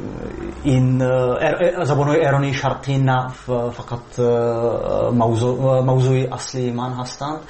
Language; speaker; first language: Persian; non-native, fluent; Slovak